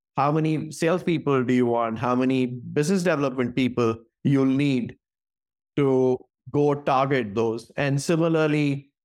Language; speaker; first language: English; non-native, local second language; Hindi